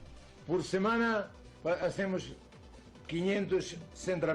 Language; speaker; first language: Spanish; non-native, learner; Portuguese